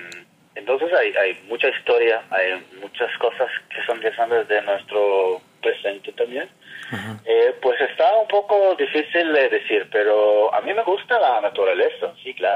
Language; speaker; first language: Spanish; non-native, fluent; Hebrew